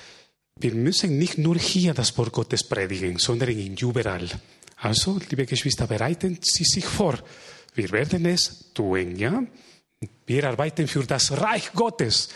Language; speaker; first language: German; non-native, fluent; Spanish